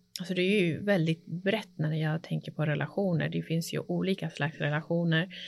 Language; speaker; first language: Swedish; early bilingual, other home language; Spanish